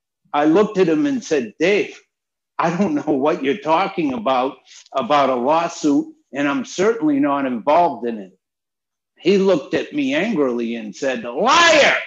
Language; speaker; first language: English; native; English